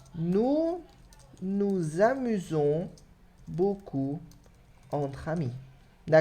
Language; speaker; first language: French; non-native, fluent; Portuguese